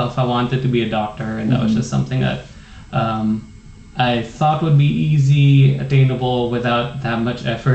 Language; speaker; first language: English; non-native, local second language; Filipino